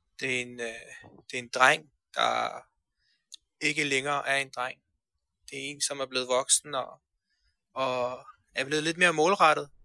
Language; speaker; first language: Danish; early bilingual, other home language; Persian